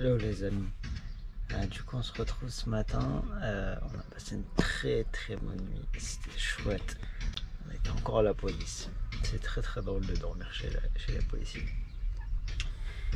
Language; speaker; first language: French; native; French